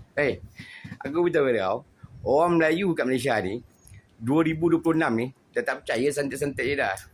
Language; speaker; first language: Malay; native; Malay